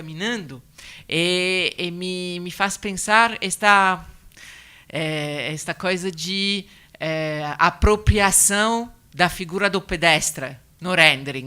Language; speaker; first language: Portuguese; non-native, learner; Italian